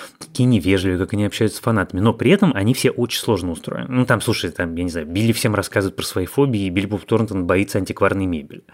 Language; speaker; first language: Russian; native; Russian